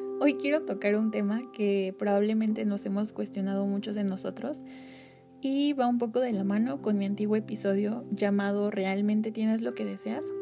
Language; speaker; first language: Spanish; native; Spanish